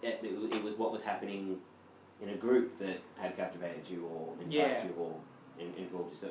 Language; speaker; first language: English; native; English